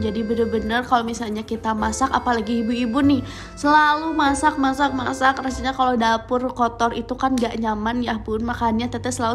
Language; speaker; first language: Indonesian; non-native, local second language; Sundanese